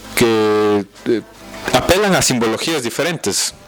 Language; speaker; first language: Spanish; native; Spanish